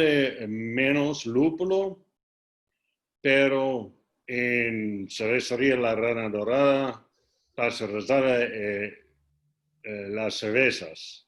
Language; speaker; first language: Spanish; non-native, learner; English